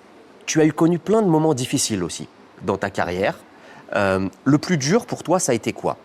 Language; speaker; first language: French; native; French